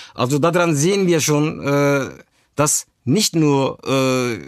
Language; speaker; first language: German; early bilingual, other home language; Turkish